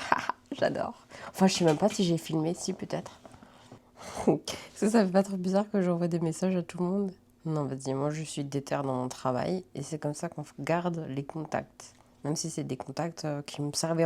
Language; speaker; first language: French; native; French